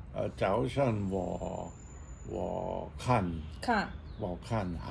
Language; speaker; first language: Chinese; non-native, learner; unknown